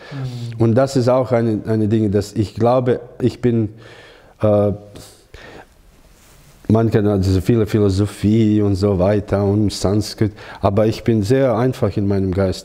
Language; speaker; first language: German; non-native, learner; Croatian